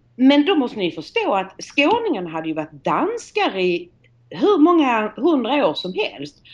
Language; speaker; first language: Swedish; native; Swedish